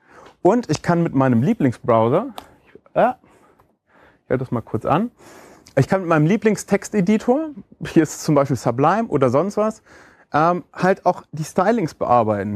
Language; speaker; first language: German; native; German